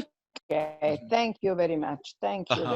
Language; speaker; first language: English; non-native, fluent; Italian